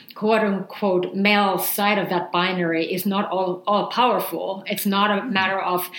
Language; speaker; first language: English; non-native, fluent; Finnish